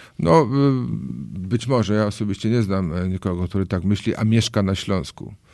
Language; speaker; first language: Polish; native; Polish